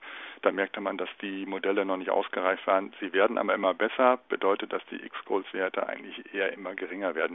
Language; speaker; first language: German; native; German